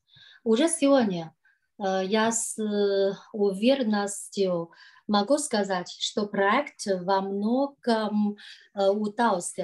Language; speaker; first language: Russian; non-native, learner; Chinese